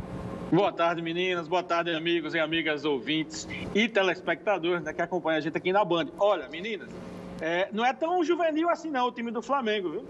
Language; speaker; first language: Portuguese; native; Portuguese